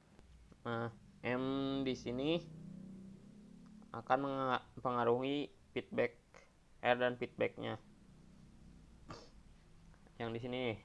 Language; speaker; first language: Indonesian; native; Indonesian